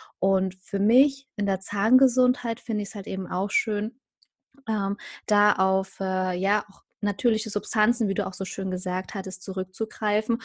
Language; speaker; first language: German; native; German